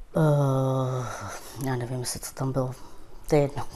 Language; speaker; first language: Czech; non-native, local second language; Romany